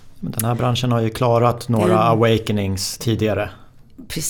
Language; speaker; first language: Swedish; native; Swedish